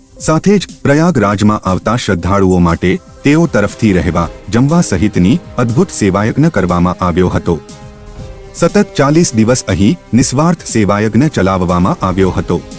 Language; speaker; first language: Gujarati; native; Gujarati